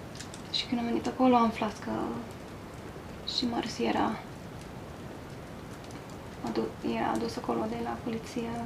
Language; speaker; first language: Romanian; non-native, learner; Norwegian